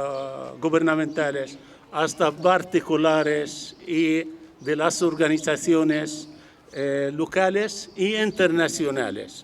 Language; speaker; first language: Spanish; non-native, fluent; Arabic